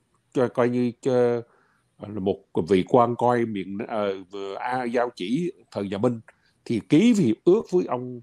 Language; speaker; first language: Vietnamese; native; Vietnamese